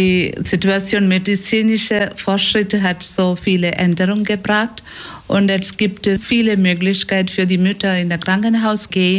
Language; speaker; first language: German; non-native, learner; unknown